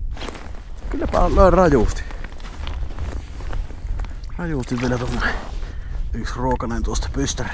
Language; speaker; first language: Finnish; native; Finnish